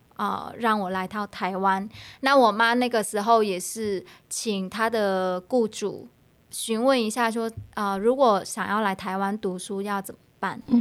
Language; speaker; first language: Chinese; non-native, fluent; Vietnamese